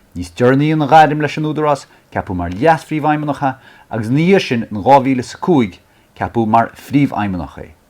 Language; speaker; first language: Irish; native; Irish